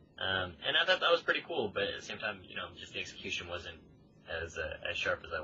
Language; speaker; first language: English; native; English